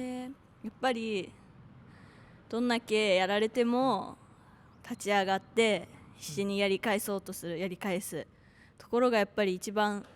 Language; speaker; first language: Japanese; native; Japanese